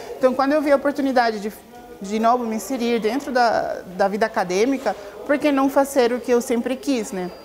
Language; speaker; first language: Portuguese; non-native, fluent; Spanish